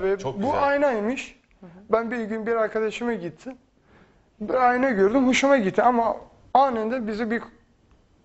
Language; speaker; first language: Turkish; non-native, fluent; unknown